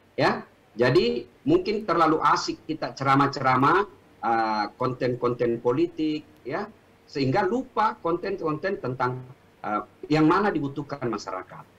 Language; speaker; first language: Indonesian; non-native, local second language; Buginese